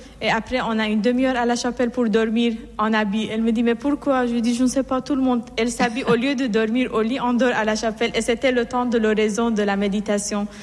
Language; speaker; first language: French; non-native, fluent; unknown